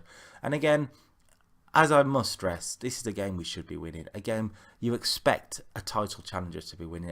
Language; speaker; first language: English; native; English